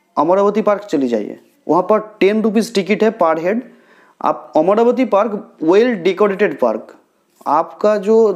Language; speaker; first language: Hindi; non-native, local second language; Bangla